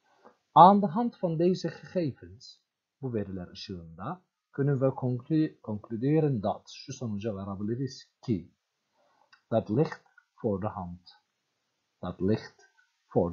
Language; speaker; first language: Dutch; non-native, fluent; Turkish